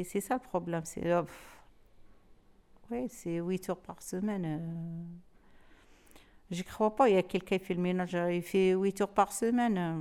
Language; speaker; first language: French; non-native, learner; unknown